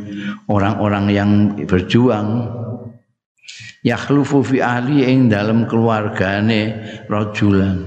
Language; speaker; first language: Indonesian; non-native, local second language; Javanese